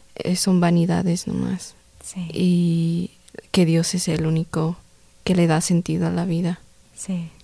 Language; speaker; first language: Spanish; early bilingual, heritage; Spanish